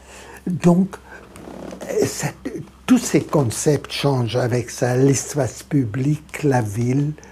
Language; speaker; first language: French; non-native, fluent; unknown